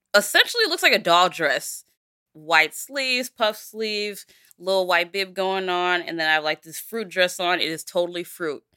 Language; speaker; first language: English; early bilingual, other home language; Yoruba